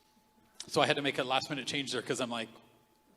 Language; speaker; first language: English; native; English